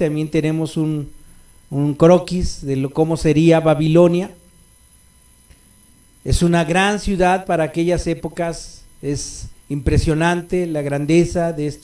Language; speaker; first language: Spanish; native; Spanish